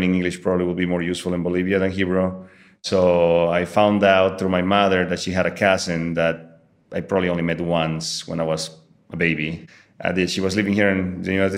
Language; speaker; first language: English; non-native, fluent; Spanish